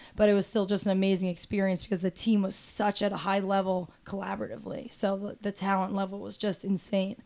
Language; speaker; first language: English; native; English